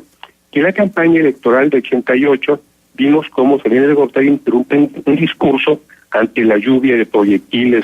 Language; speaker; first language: Spanish; native; Spanish